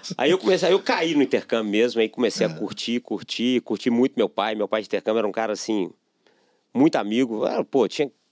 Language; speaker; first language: Portuguese; native; Portuguese